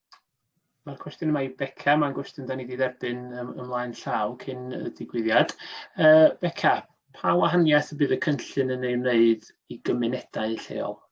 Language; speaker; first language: Welsh; native; Welsh